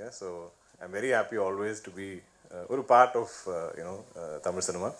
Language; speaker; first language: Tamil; non-native, fluent; Malayalam